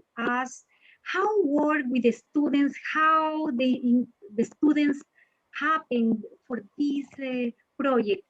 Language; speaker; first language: English; non-native, learner; Spanish